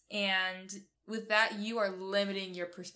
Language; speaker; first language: English; native; English